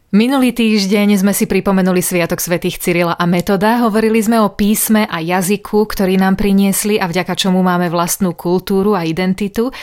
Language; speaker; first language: Slovak; native; Slovak